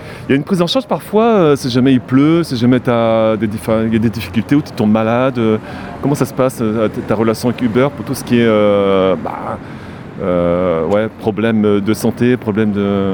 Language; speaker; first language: French; native; French